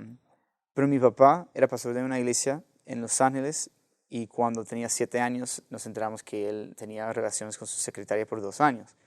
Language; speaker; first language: Spanish; non-native, fluent; English